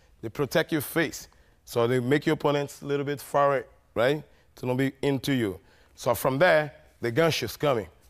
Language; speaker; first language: English; non-native, fluent; Portuguese